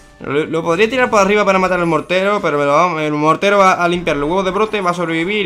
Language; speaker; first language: Spanish; native; Spanish